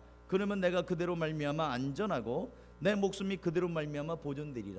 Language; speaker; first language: Korean; native; Korean